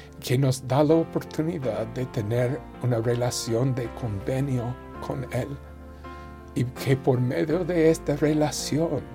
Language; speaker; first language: Spanish; non-native, fluent; English